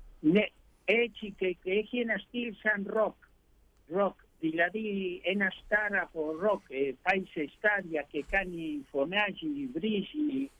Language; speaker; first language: Greek; early bilingual, heritage; Greek